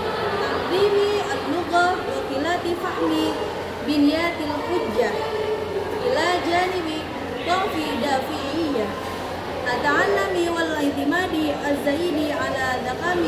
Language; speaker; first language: Arabic; non-native, learner; Indonesian